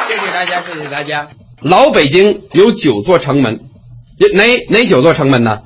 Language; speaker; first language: Chinese; non-native, fluent; English